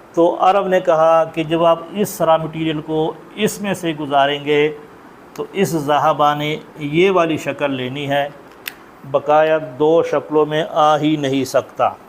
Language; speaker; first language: Urdu; native; Urdu